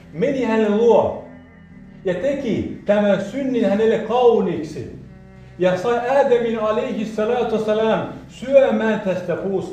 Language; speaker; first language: Finnish; non-native, fluent; Arabic